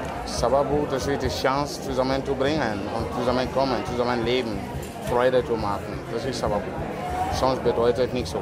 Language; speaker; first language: German; non-native, learner; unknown